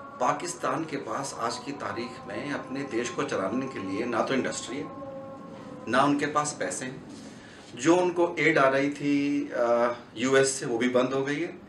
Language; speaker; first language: Hindi; native; Hindi